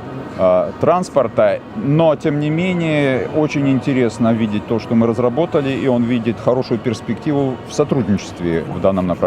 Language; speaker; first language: Russian; native; Russian